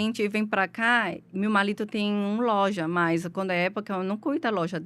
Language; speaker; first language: Portuguese; non-native, learner; Chinese